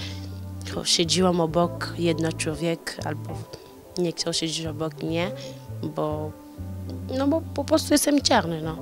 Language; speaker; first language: Polish; non-native, learner; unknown